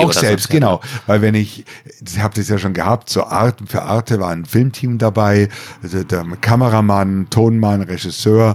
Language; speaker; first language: German; native; German